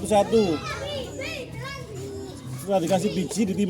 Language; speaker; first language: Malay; non-native, local second language; Javanese